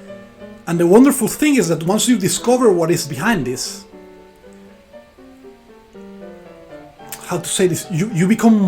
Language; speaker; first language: English; non-native, fluent; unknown